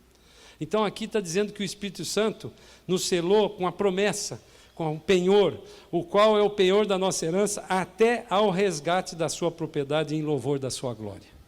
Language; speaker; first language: Portuguese; native; Portuguese